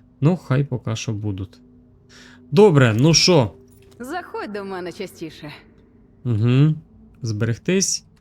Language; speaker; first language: Ukrainian; native; Ukrainian